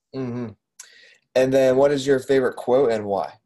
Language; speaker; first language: English; native; English